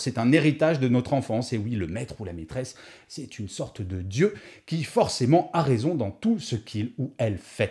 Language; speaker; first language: French; native; French